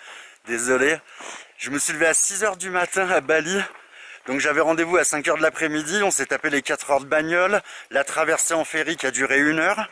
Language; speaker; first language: French; native; French